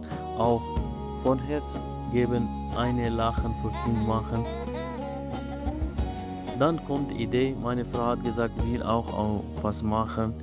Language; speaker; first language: German; non-native, learner; Arabic